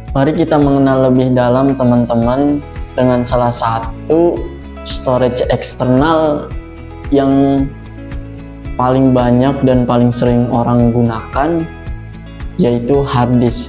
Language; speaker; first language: Indonesian; native; Indonesian